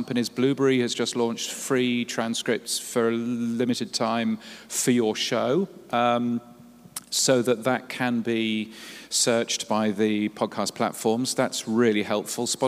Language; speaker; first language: English; native; English